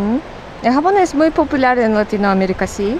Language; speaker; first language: Russian; non-native, fluent; Japanese